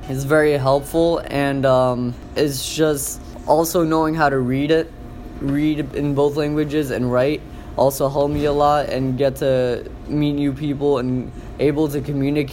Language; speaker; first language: English; early bilingual, other home language; Polish